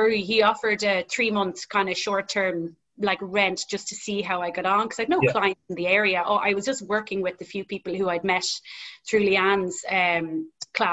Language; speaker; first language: English; native; English